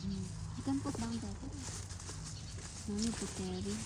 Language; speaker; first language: English; non-native, learner; Filipino